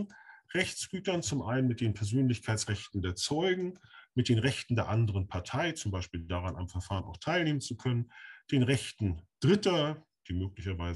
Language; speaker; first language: German; native; German